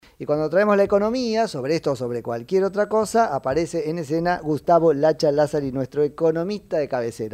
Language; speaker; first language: Spanish; native; Spanish